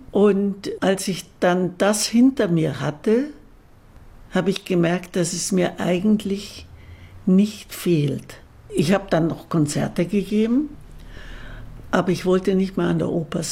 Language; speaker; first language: German; native; German